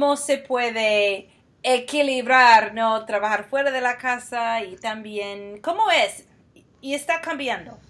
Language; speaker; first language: Spanish; non-native, fluent; English